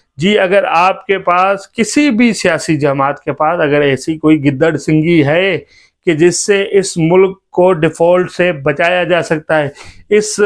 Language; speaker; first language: Urdu; native; Urdu